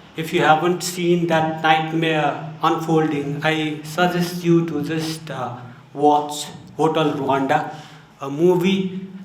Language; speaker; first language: English; non-native, local second language; Nepali